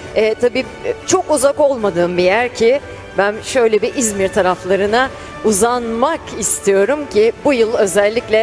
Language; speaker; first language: Turkish; native; Turkish